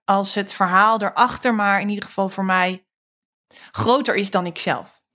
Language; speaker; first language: Dutch; native; Dutch